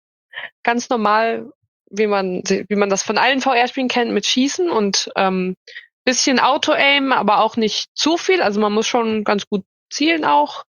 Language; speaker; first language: German; native; German